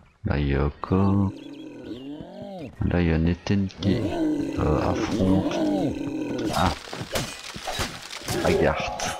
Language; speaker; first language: French; native; French